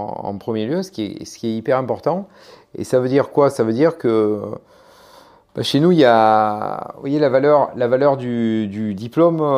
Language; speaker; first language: French; native; French